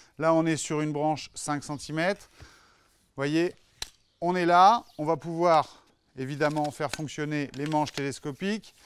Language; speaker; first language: French; native; French